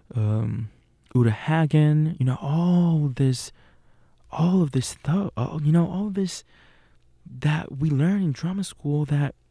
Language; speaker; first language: English; non-native, fluent; Spanish